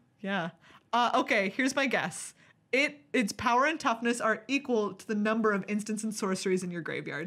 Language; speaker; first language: English; native; English